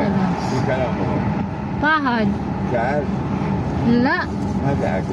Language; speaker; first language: Filipino; non-native, learner; Arabic